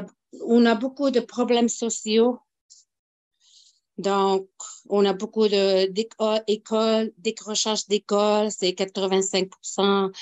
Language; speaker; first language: French; non-native, local second language; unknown